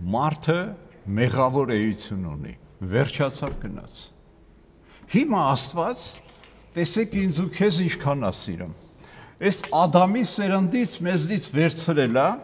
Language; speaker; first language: Armenian; native; Armenian